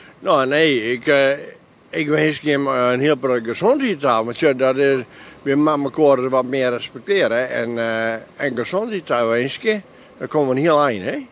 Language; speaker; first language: Dutch; non-native, local second language; Western Frisian